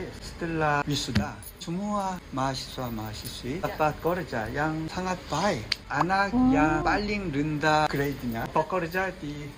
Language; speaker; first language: Indonesian; non-native, learner; Korean